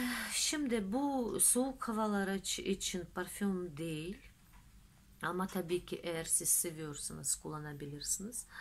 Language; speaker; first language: Turkish; non-native, fluent; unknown